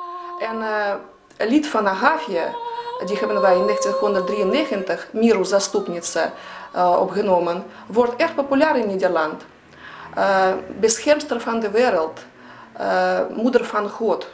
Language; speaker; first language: Dutch; non-native, fluent; Russian